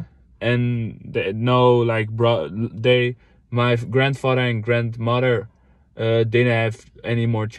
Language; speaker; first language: English; non-native, fluent; Dutch